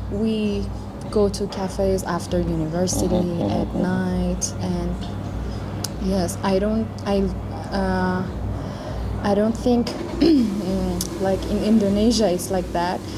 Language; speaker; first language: English; non-native, fluent; Persian